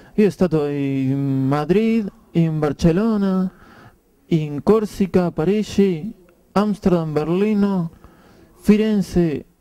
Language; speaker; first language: Italian; non-native, learner; Spanish